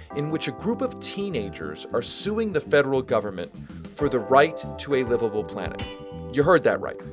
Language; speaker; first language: English; native; English